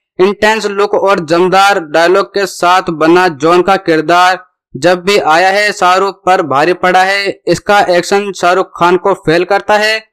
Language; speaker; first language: Hindi; native; Hindi